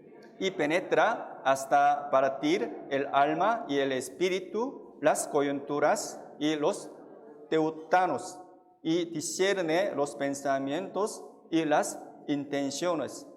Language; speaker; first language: Spanish; non-native, fluent; Korean